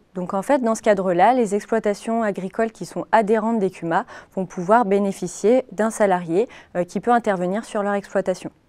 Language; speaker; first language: French; native; French